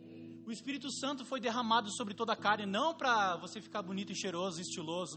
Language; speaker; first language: Portuguese; native; Portuguese